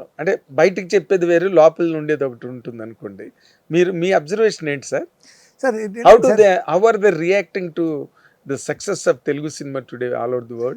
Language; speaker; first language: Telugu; native; Telugu